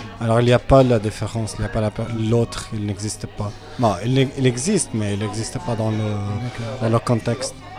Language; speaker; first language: French; non-native, fluent; Arabic